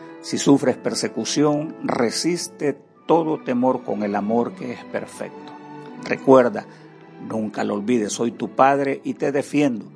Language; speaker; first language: Spanish; native; Spanish